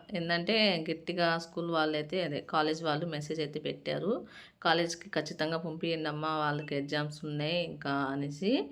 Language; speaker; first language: Telugu; native; Telugu